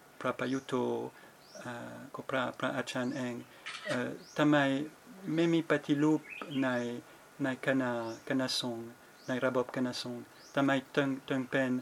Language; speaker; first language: Thai; non-native, fluent; French